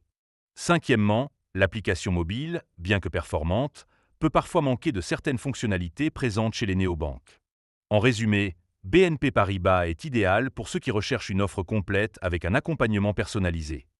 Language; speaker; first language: French; native; French